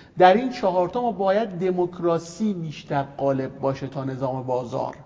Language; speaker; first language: Persian; native; Persian